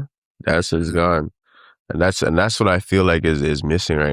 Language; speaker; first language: English; native; English